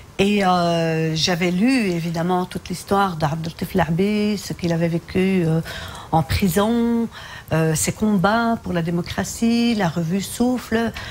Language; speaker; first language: French; early bilingual, other home language; Arabic